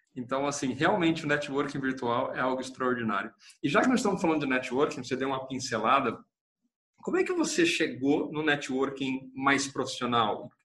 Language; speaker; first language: Portuguese; native; Portuguese